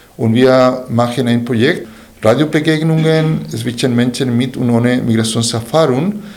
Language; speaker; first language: German; non-native, fluent; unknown